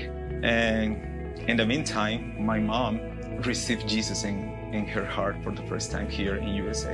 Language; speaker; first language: English; non-native, learner; Spanish